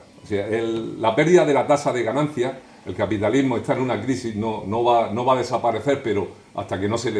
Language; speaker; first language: Spanish; native; Spanish